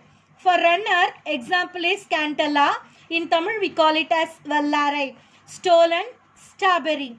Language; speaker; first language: English; non-native, local second language; Tamil